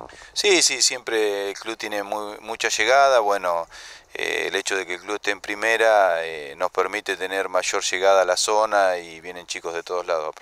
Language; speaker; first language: Spanish; native; Spanish